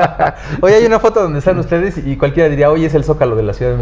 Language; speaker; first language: Spanish; native; Spanish